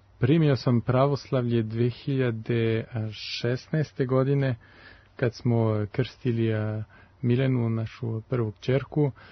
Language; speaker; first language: Serbian; non-native, fluent; French